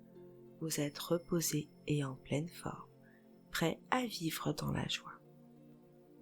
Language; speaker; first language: French; native; French